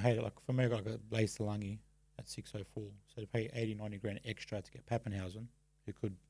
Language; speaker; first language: English; native; English